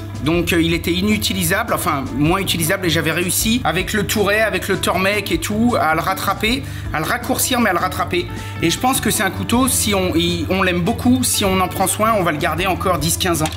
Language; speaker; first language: French; native; French